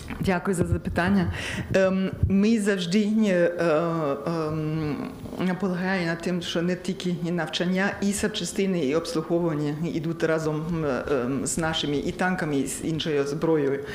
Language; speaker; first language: Ukrainian; non-native, learner; German